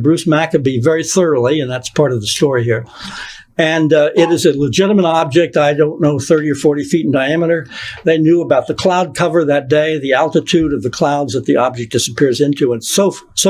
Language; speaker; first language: English; native; English